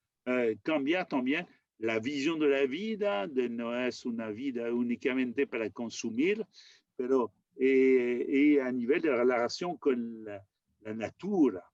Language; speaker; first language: Spanish; non-native, fluent; French